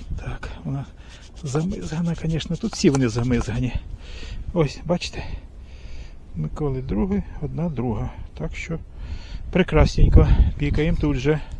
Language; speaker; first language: Ukrainian; native; Ukrainian